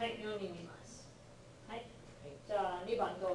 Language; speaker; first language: Japanese; non-native, fluent; English